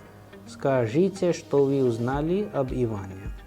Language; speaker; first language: Russian; non-native, fluent; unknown